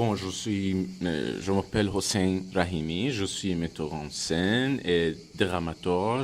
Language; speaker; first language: French; non-native, fluent; Persian